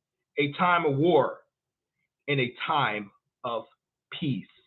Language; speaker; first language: English; native; English